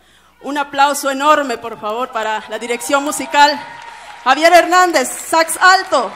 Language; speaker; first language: Spanish; native; Spanish